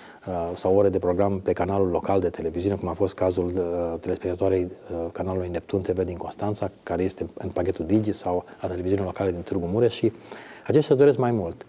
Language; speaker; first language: Romanian; native; Romanian